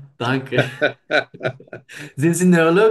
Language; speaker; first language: German; non-native, learner; Turkish